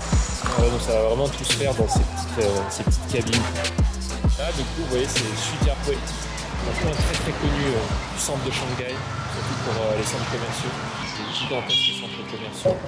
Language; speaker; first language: French; native; French